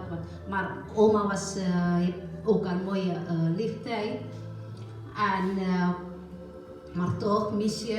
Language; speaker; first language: Dutch; non-native, learner; Indonesian